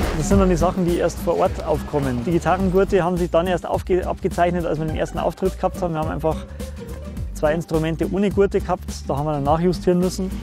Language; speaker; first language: German; native; German